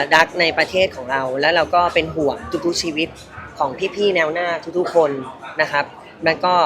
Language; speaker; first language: Thai; native; Thai